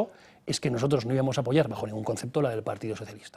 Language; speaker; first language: Spanish; native; Spanish